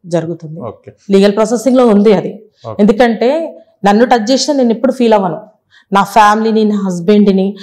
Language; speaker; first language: Telugu; native; Telugu